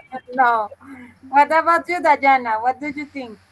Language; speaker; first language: English; non-native, fluent; Spanish